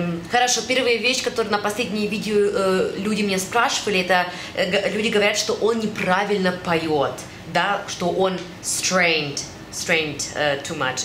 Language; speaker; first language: Russian; early bilingual, other home language; German